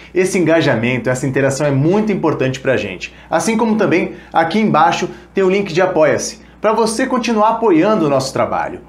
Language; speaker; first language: Portuguese; early bilingual, other home language; Spanish